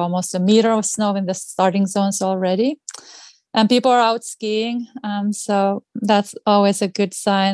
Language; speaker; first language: English; non-native, fluent; Finnish